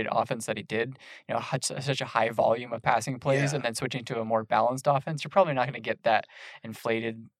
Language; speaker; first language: English; native; English